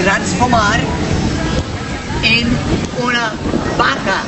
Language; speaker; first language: Spanish; non-native, learner; English